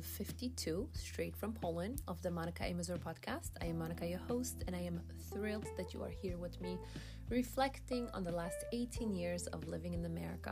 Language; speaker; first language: English; non-native, fluent; Polish